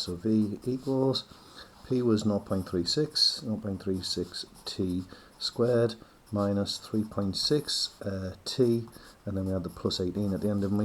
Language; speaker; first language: English; native; English